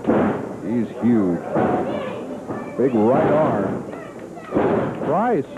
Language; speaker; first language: English; native; English